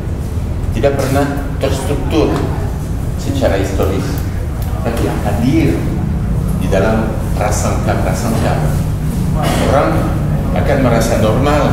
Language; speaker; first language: Indonesian; non-native, fluent; French